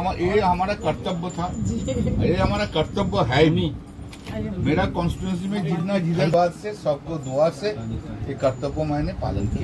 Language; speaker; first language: Hindi; non-native, local second language; Bangla